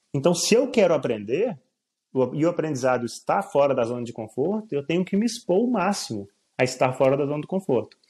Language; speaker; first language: Portuguese; native; Portuguese